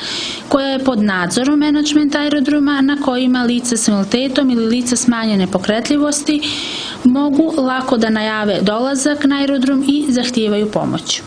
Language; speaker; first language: Croatian; native; Croatian